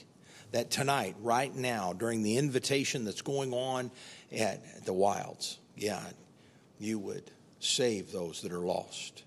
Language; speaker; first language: English; native; English